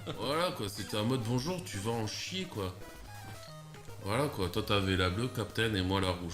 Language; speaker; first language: French; native; French